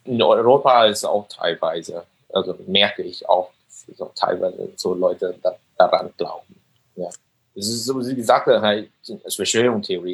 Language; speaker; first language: German; non-native, fluent; Vietnamese